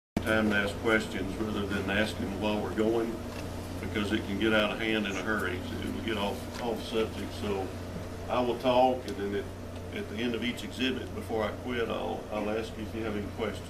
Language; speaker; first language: English; native; English